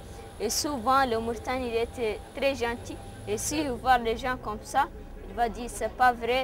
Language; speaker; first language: French; non-native, learner; Arabic